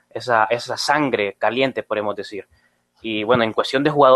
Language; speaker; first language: Spanish; native; Spanish